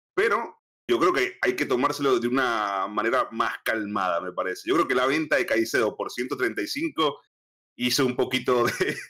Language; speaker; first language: Spanish; native; Spanish